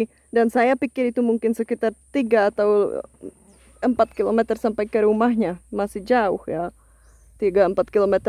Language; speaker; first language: Indonesian; non-native, fluent; Czech